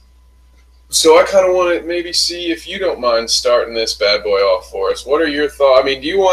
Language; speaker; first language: English; native; English